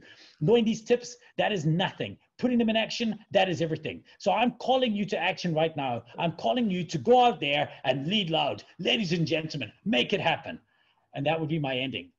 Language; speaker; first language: English; native; English